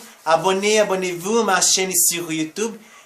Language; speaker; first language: French; non-native, fluent; Portuguese